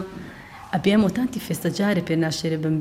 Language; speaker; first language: Italian; non-native, learner; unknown